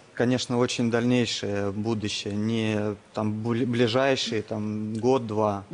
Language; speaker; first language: Russian; native; Russian